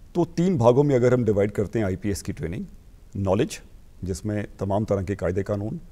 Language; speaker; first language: Hindi; native; Hindi